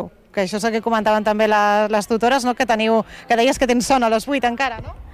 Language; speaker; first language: Catalan; native; Catalan